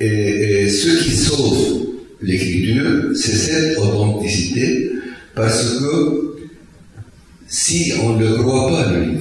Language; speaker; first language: French; non-native, fluent; Arabic